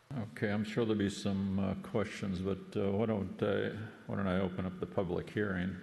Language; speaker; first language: English; native; English